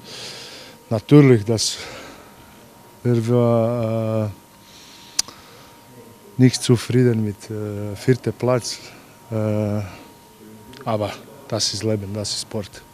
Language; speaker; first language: German; non-native, learner; Croatian